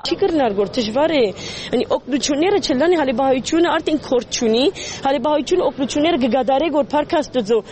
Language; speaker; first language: Armenian; early bilingual, heritage; Armenian